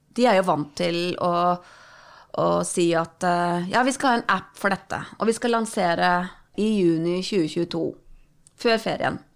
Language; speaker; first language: Norwegian; native; Norwegian